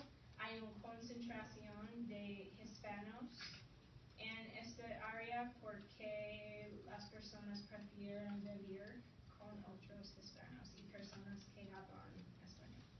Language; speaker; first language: Spanish; non-native, fluent; English